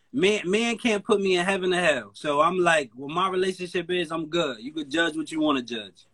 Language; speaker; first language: English; native; English